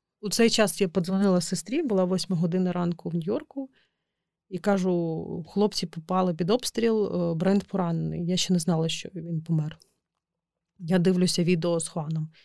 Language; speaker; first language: Ukrainian; non-native, local second language; Crimean Tatar